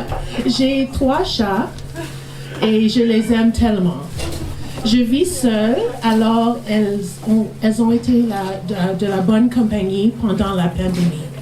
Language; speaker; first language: French; non-native, learner; English